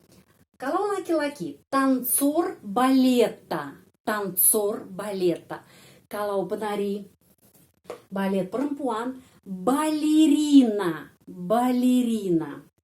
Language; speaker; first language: Indonesian; non-native, fluent; Russian